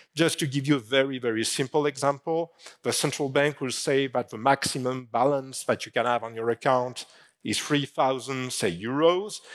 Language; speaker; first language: English; non-native, fluent; French